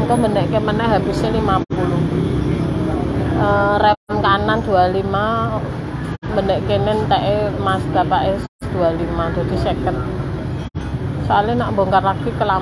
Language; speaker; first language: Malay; non-native, local second language; Javanese